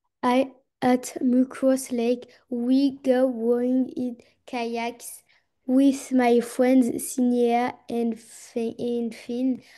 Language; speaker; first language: English; non-native, learner; French